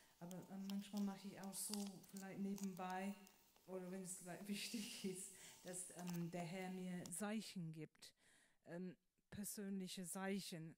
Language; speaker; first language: German; non-native, fluent; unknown